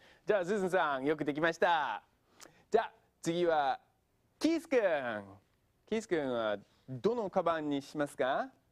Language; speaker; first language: Japanese; non-native, fluent; English